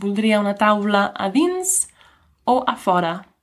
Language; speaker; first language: Catalan; non-native, learner; English